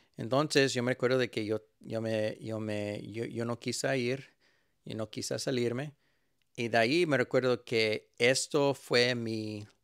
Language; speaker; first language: Spanish; early bilingual, heritage; Spanish